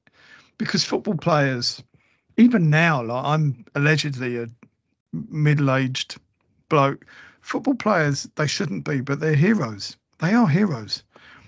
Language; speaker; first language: English; native; English